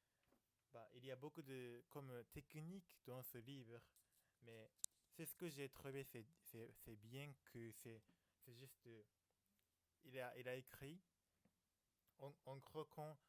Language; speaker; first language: French; non-native, learner; Japanese